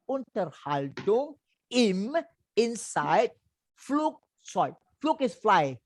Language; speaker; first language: German; non-native, learner; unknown